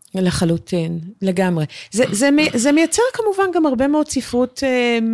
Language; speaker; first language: Hebrew; early bilingual, other home language; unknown